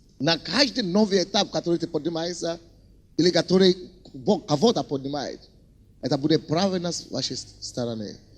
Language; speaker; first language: Russian; non-native, fluent; Yoruba